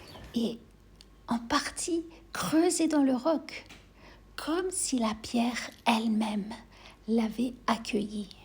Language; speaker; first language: French; native; French